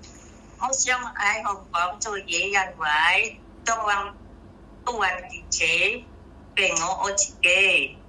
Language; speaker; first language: Cantonese; non-native, learner; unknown